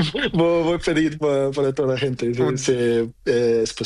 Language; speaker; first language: Spanish; non-native, learner; Portuguese